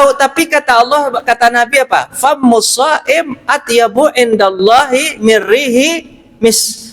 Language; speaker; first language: Indonesian; non-native, local second language; Minangkabau